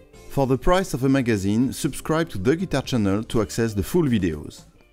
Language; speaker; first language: English; non-native, fluent; French